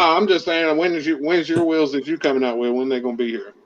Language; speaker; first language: English; native; English